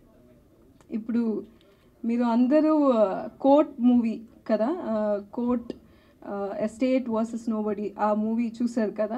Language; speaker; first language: Telugu; non-native, learner; Tamil